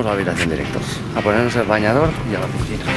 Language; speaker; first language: Spanish; native; Spanish